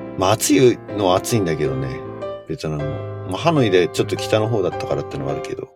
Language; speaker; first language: Japanese; native; Japanese